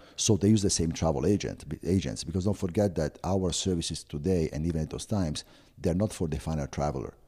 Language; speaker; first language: English; non-native, fluent; Italian